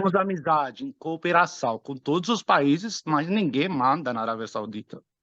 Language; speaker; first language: Portuguese; non-native, fluent; Arabic